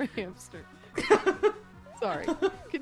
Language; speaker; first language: English; native; English